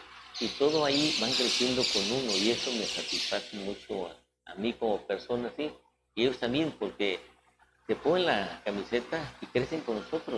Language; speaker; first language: Spanish; native; Spanish